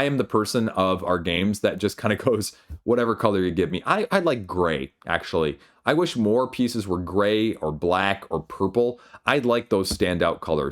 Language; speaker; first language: English; native; English